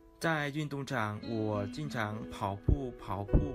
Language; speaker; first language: Chinese; non-native, learner; Vietnamese